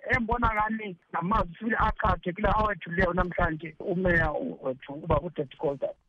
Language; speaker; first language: Zulu; native; Zulu